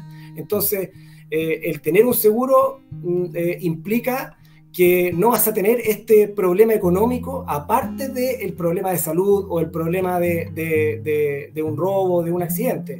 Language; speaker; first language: Spanish; native; Spanish